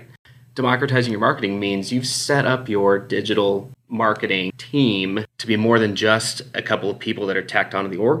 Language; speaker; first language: English; native; English